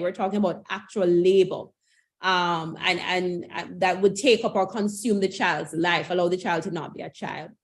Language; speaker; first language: English; native; English